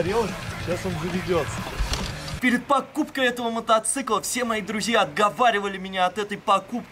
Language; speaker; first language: Russian; native; Russian